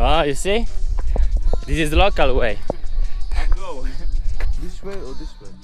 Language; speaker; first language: English; non-native, learner; Polish